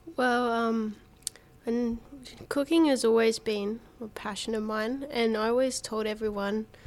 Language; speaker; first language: English; native; English